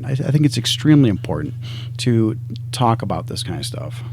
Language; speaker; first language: English; native; English